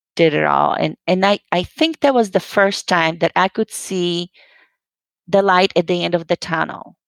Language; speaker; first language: English; non-native, fluent; Polish